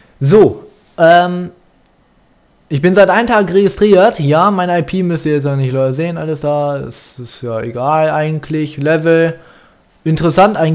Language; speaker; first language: German; native; German